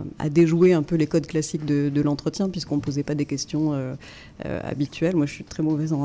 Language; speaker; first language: French; native; French